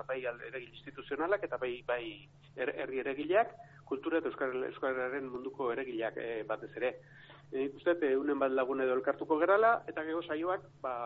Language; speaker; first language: Basque; native; Basque